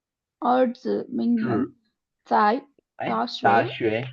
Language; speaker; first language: Chinese; non-native, learner; Tamil